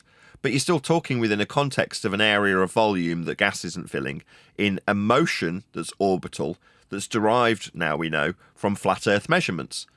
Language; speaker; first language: English; native; English